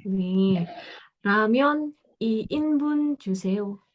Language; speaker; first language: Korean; non-native, fluent; Indonesian